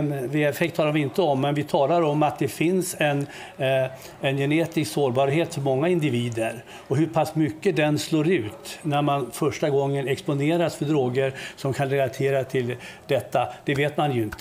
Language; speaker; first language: Swedish; native; Swedish